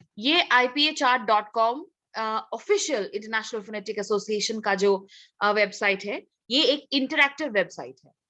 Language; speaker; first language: Hindi; non-native, local second language; Assamese